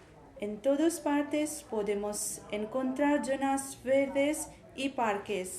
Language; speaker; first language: Spanish; non-native, learner; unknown